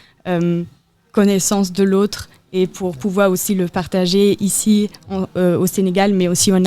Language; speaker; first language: French; non-native, fluent; German